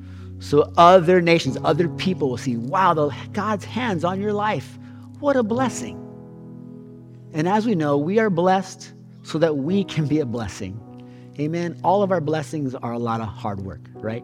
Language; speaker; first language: English; native; English